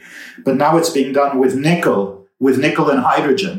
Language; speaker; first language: English; native; English